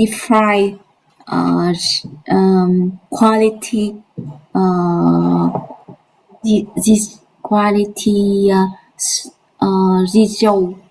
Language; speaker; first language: English; non-native, learner; Vietnamese